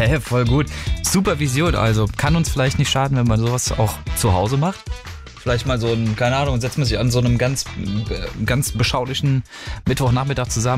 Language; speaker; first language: German; native; German